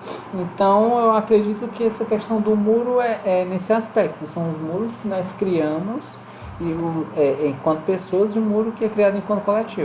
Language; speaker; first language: Portuguese; native; Portuguese